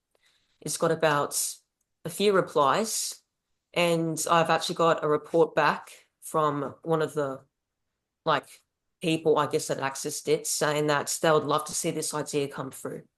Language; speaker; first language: English; native; English